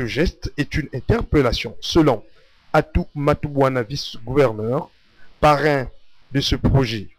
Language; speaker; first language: French; non-native, local second language; Kongo